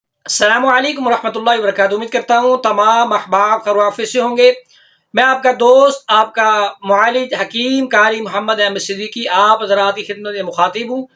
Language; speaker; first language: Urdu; non-native, local second language; Punjabi